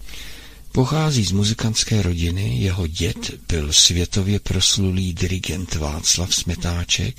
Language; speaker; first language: Czech; native; Czech